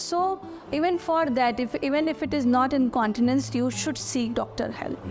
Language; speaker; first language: English; non-native, local second language; Hindi